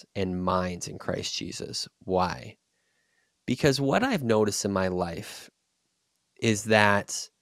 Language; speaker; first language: English; native; English